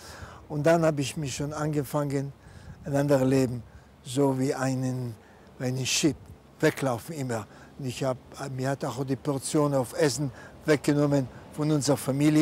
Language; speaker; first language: German; non-native, fluent; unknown